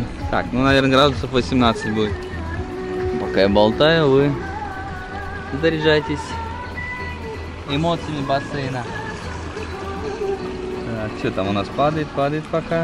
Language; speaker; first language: Russian; native; Russian